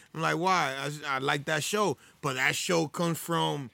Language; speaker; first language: English; early bilingual, other home language; Spanish